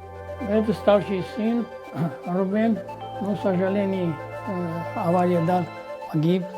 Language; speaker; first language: Russian; non-native, local second language; Armenian